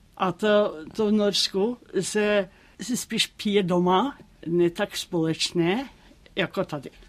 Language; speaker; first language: Czech; non-native, fluent; Norwegian